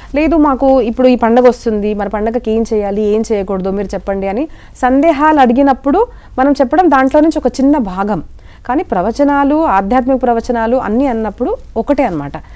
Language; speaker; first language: Telugu; non-native, local second language; Marathi